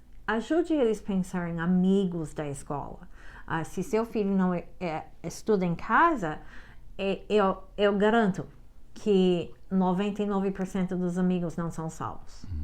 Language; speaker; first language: Portuguese; non-native, learner; English